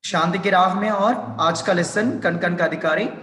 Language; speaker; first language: Hindi; non-native, local second language; Telugu